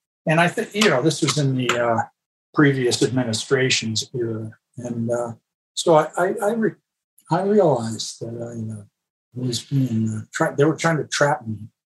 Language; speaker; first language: English; native; English